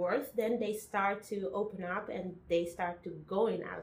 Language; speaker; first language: English; non-native, fluent; Spanish